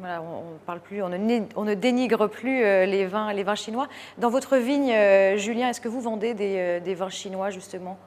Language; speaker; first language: French; native; French